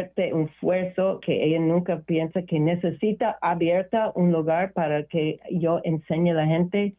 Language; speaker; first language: Spanish; non-native, learner; English